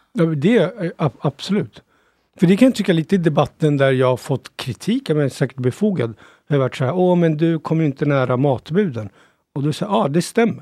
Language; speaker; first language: Swedish; early bilingual, other home language; Punjabi